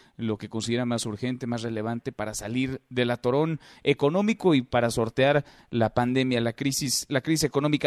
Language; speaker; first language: Spanish; native; Spanish